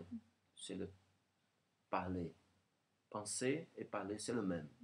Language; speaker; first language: French; non-native, learner; Portuguese